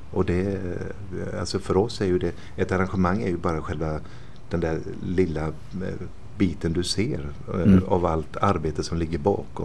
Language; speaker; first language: Swedish; native; Swedish